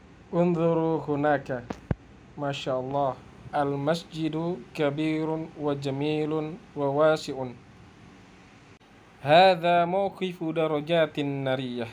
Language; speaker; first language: Arabic; non-native, learner; Indonesian